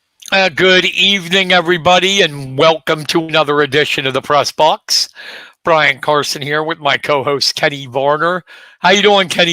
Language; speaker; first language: English; native; English